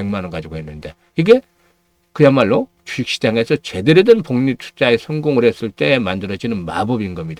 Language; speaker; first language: Korean; native; Korean